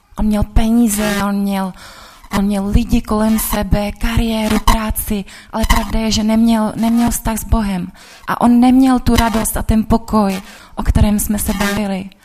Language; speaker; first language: Czech; native; Czech